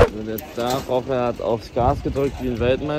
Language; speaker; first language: German; native; German